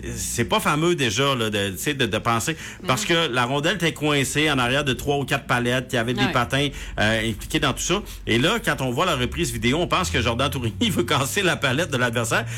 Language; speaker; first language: French; native; French